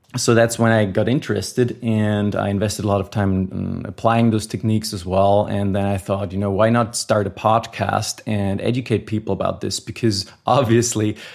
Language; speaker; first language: English; non-native, fluent; German